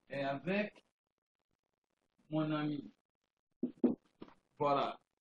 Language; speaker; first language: French; non-native, fluent; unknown